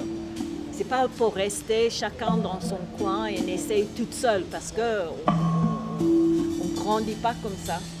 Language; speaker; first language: French; non-native, fluent; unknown